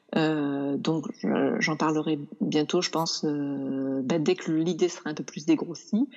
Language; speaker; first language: French; native; French